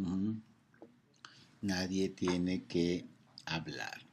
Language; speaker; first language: Spanish; non-native, fluent; English